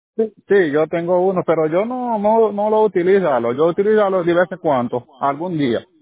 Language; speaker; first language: Spanish; non-native, learner; Haitian Creole